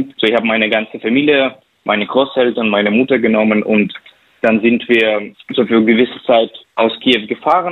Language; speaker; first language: German; non-native, fluent; Ukrainian